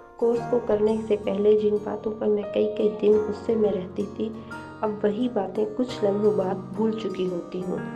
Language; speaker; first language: Urdu; native; Urdu